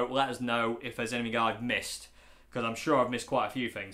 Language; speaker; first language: English; native; English